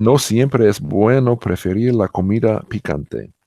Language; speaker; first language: Spanish; non-native, learner; English